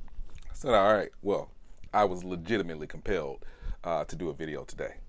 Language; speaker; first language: English; native; English